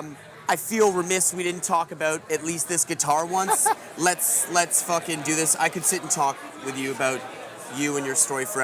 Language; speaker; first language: English; native; English